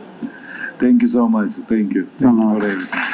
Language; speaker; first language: English; non-native, learner; Turkish